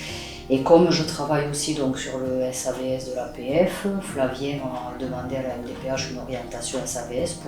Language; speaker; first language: French; native; French